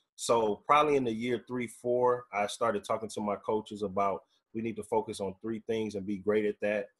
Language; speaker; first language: English; native; English